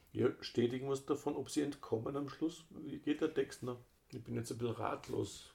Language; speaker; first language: German; native; German